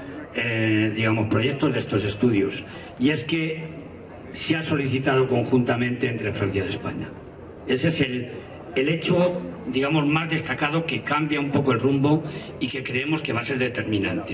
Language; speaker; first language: Spanish; native; Spanish